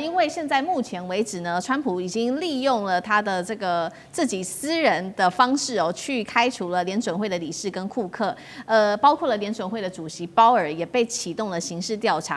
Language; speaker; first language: Chinese; native; Chinese